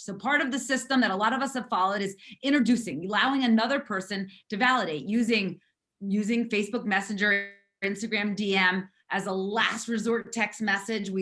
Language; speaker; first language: English; native; English